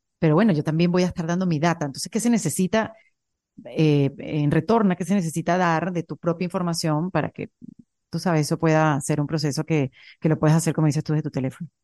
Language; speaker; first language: Spanish; native; Spanish